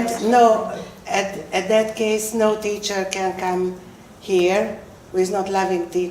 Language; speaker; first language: English; non-native, fluent; Hungarian